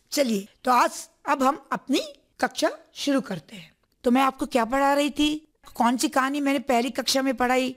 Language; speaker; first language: Hindi; non-native, local second language; Malayalam